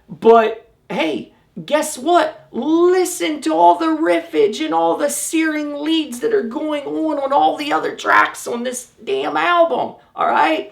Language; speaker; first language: English; native; English